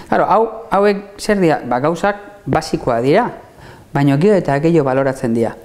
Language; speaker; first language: Basque; native; Basque